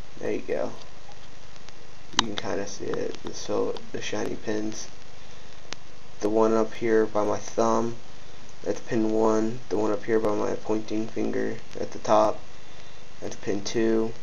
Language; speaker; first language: English; native; English